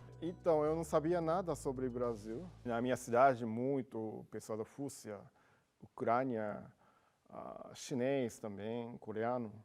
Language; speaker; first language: Portuguese; non-native, learner; Japanese